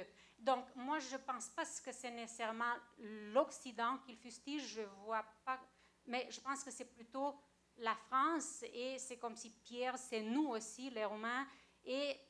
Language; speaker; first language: French; non-native, fluent; Romanian